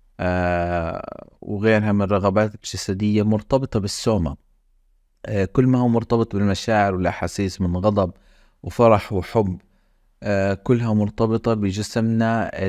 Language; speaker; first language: Arabic; native; Arabic